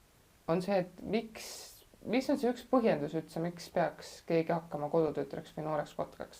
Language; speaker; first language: Estonian; native; Estonian